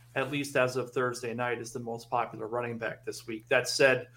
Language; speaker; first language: English; native; English